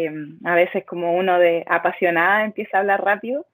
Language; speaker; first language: Spanish; native; Spanish